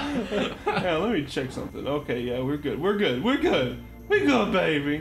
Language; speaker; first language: English; native; English